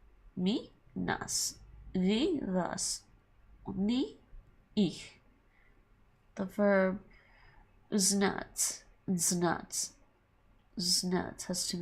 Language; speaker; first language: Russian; non-native, learner; English